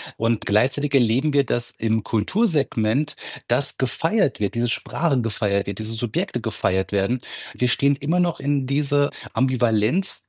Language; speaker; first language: German; early bilingual, other home language; Turkish